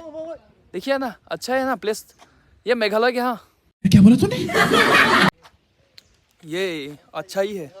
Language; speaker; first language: Hindi; non-native, local second language; Karbi